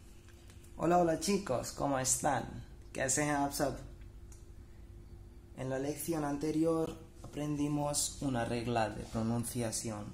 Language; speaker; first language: Spanish; non-native, fluent; Hindi